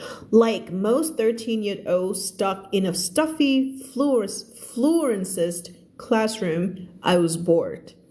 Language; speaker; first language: English; non-native, fluent; Thai